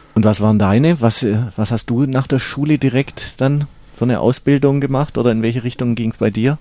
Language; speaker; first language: German; native; German